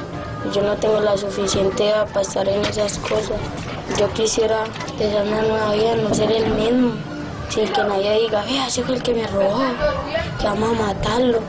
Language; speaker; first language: Spanish; native; Spanish